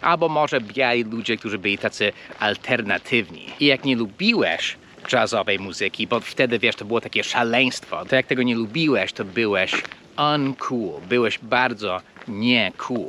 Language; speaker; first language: Polish; non-native, fluent; English